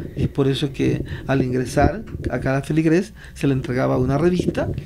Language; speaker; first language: Spanish; native; Spanish